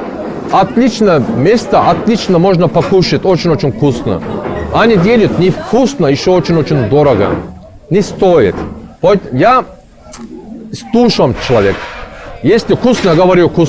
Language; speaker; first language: Russian; non-native, learner; Turkish